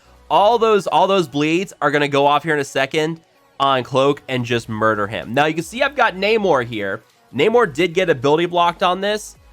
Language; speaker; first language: English; native; English